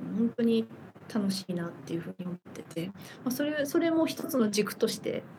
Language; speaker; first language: Japanese; early bilingual, heritage; Japanese